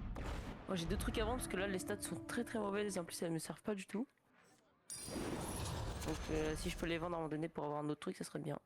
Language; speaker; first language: French; native; French